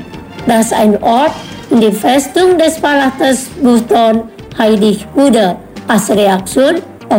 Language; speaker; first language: German; non-native, learner; Indonesian